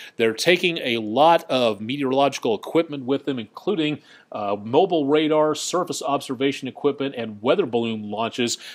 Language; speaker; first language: English; native; English